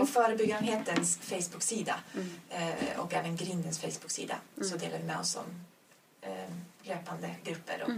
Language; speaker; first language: Swedish; native; Swedish